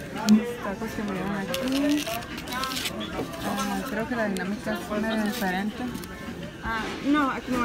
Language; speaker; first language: Spanish; early bilingual, heritage; Spanish